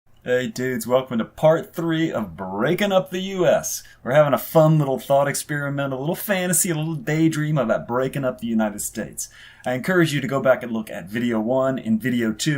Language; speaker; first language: English; native; English